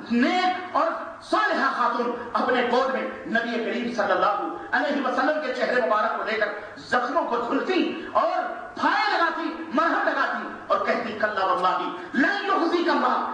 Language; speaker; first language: Urdu; native; Urdu